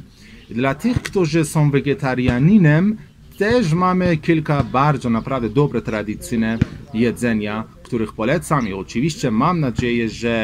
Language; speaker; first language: Polish; non-native, learner; Persian